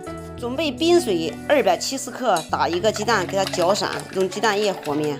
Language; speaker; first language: Chinese; native; Chinese